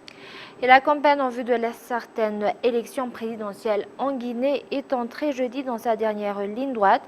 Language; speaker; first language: French; non-native, local second language; Malagasy